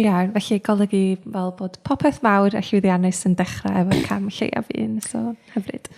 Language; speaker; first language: Welsh; native; Welsh